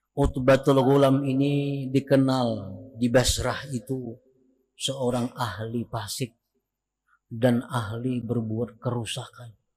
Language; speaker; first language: Indonesian; non-native, local second language; Banjar